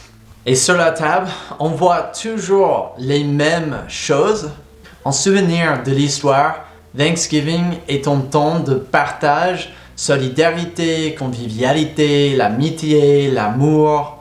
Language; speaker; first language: French; non-native, fluent; English